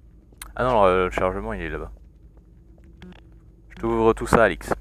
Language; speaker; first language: French; native; French